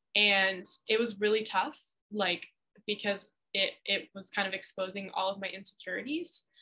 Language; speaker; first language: English; native; English